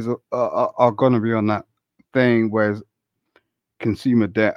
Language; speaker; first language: English; native; English